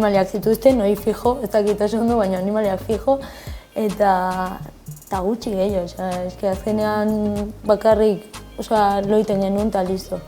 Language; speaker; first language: Basque; non-native, local second language; Spanish